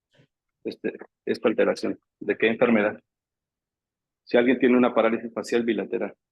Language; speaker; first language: Spanish; native; Spanish